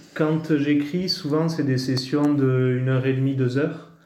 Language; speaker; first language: French; native; French